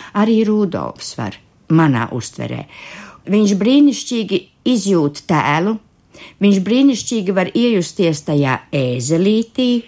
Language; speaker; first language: Latvian; native; Latvian